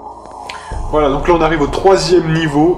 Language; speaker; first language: French; native; French